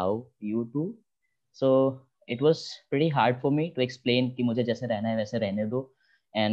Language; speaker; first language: English; non-native, local second language; Hindi